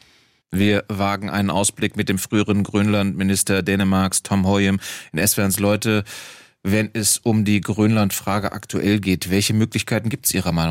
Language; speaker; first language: German; native; German